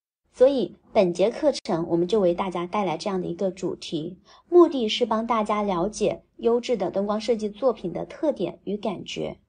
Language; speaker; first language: Chinese; native; Chinese